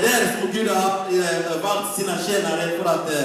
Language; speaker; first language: Swedish; non-native, fluent; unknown